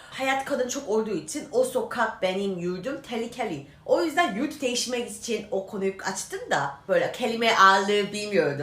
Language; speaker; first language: Turkish; non-native, learner; Korean